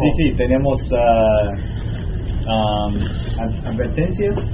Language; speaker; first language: Spanish; non-native, learner; English